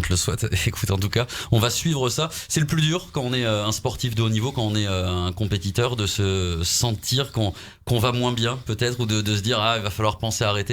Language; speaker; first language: French; native; French